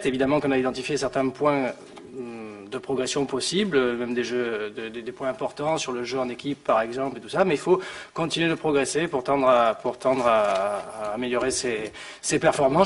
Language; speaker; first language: French; native; French